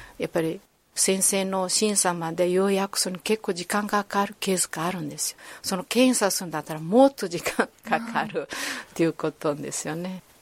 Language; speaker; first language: Japanese; non-native, fluent; Portuguese